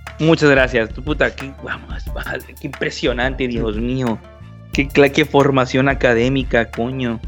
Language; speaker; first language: Spanish; native; Spanish